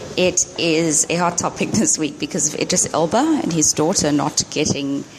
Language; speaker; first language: English; early bilingual, other home language; Hindi